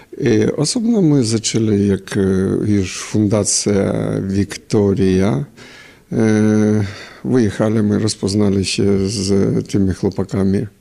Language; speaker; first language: Polish; non-native, learner; Ukrainian